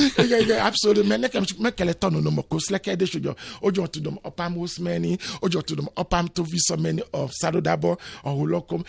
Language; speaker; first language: Hungarian; non-native, learner; Yoruba